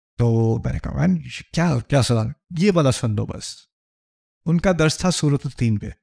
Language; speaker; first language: Urdu; early bilingual, heritage; Urdu